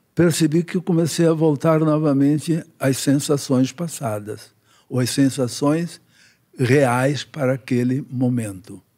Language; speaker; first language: Portuguese; native; Portuguese